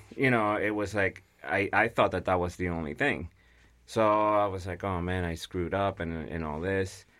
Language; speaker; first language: English; non-native, fluent; Spanish